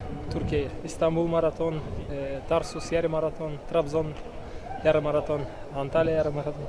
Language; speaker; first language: Turkish; non-native, learner; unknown